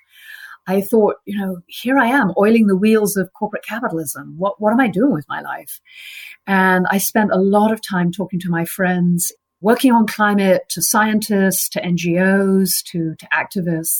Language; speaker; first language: English; native; English